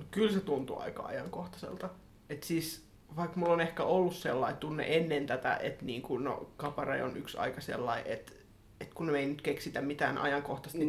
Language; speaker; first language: Finnish; native; Finnish